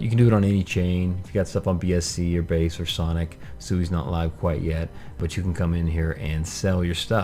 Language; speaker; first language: English; native; English